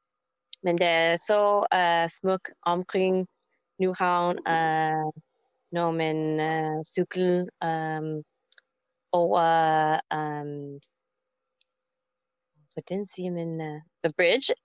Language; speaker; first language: Danish; non-native, learner; English